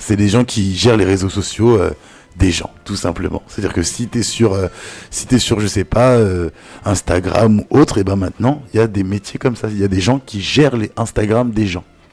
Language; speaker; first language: French; native; French